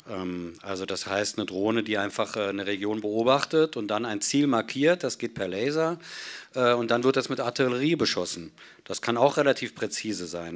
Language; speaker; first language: German; native; German